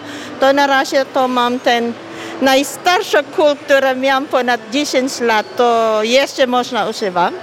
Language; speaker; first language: Polish; non-native, learner; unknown